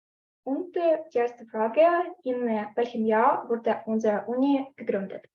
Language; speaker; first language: German; non-native, learner; Ukrainian